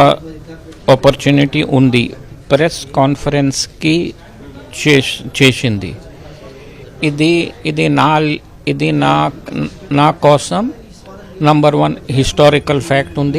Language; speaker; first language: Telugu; early bilingual, heritage; Telugu